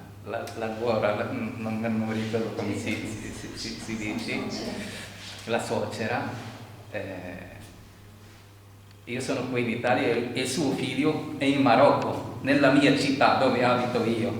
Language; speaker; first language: Italian; non-native, fluent; Arabic